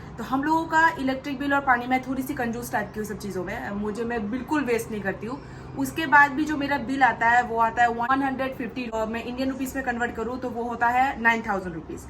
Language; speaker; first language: Hindi; non-native, local second language; Bangla